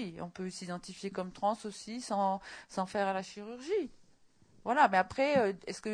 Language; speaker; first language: French; native; French